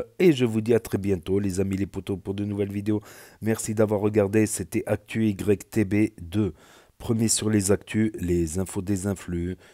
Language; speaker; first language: French; native; French